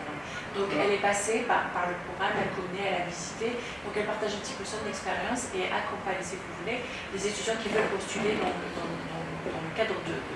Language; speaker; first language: French; non-native, local second language; Arabic